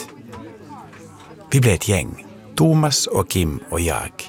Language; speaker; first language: Swedish; native; Swedish